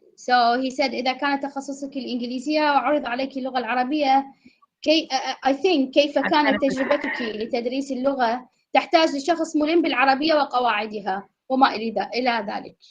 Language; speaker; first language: Arabic; native; Arabic